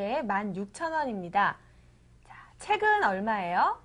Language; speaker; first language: Korean; native; Korean